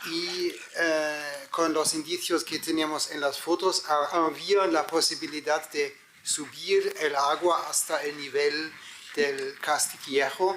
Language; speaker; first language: Spanish; non-native, fluent; German